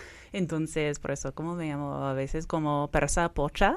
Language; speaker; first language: Spanish; non-native, fluent; English